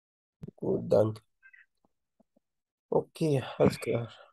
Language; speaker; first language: German; non-native, learner; Arabic